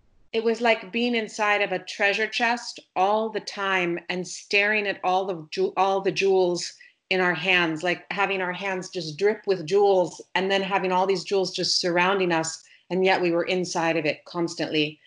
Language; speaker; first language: English; native; English